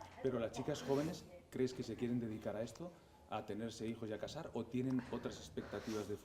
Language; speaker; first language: Spanish; native; Spanish